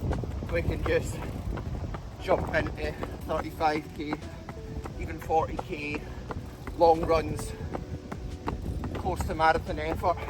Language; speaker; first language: English; native; English